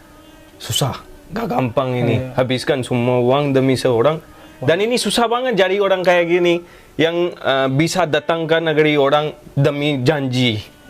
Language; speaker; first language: Indonesian; non-native, fluent; Hindi